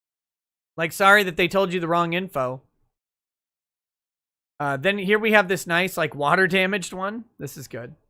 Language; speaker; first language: English; native; English